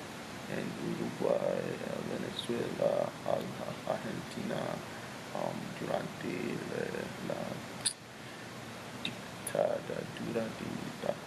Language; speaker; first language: Spanish; non-native, learner; English